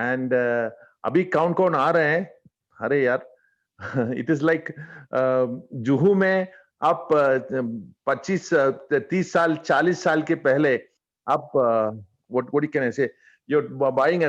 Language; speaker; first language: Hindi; non-native, learner; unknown